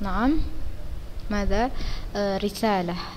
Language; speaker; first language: Arabic; non-native, fluent; Indonesian